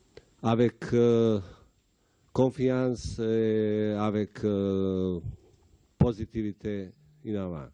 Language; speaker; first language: French; non-native, learner; Bosnian